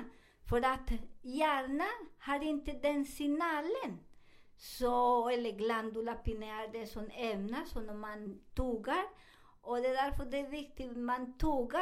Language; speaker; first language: Swedish; non-native, learner; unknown